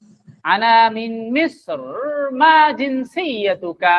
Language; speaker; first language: Arabic; non-native, fluent; Bangla